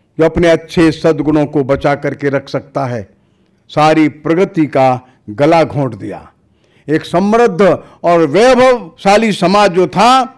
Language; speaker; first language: Hindi; native; Hindi